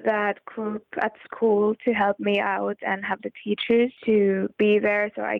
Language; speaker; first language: English; non-native, fluent; Finnish